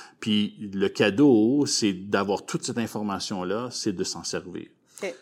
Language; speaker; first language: French; native; French